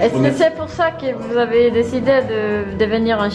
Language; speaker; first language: French; non-native, learner; Korean